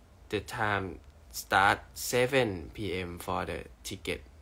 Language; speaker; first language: English; non-native, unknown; Thai